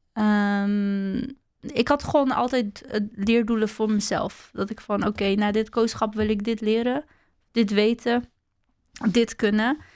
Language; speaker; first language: Dutch; early bilingual, other home language; Arabic